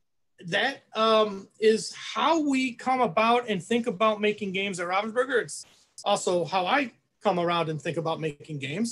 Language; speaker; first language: English; native; English